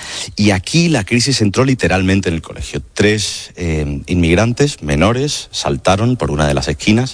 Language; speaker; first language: Spanish; native; Spanish